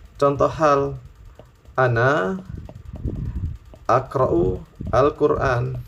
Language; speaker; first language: Arabic; non-native, fluent; Indonesian